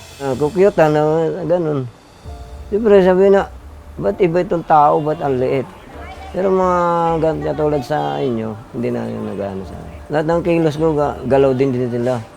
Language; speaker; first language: Filipino; native; Filipino